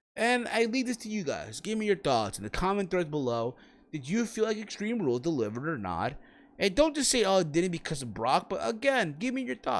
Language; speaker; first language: English; native; English